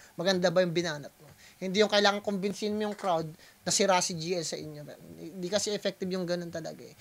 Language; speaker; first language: Filipino; non-native, local second language; Waray